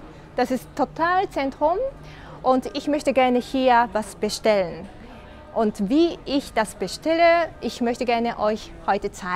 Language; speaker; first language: German; non-native, fluent; Japanese